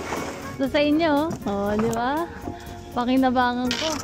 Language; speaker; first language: Filipino; native; Filipino